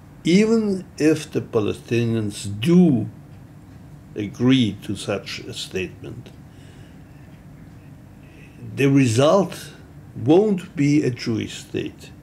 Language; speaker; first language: English; non-native, fluent; Hebrew